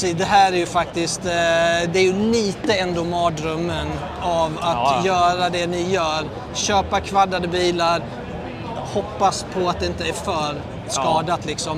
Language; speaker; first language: Swedish; native; Swedish